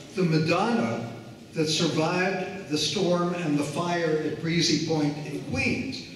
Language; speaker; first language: English; native; English